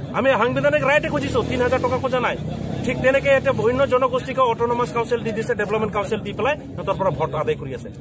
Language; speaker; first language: Assamese; non-native, local second language; Sadri